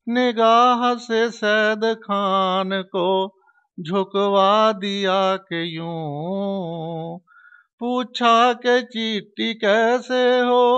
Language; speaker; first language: Hindi; non-native, local second language; Punjabi